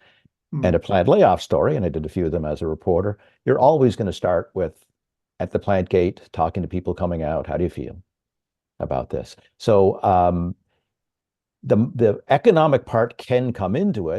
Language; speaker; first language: English; native; English